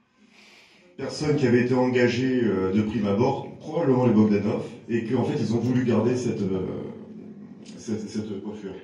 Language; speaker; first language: French; native; French